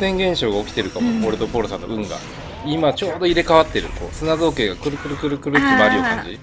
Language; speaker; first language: Japanese; native; Japanese